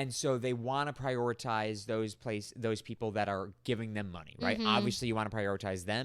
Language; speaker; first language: English; native; English